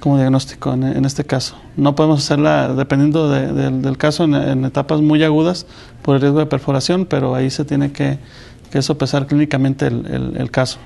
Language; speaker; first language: Spanish; native; Spanish